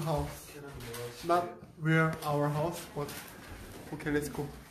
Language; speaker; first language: English; non-native, learner; Korean